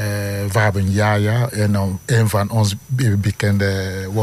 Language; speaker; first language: Dutch; non-native, fluent; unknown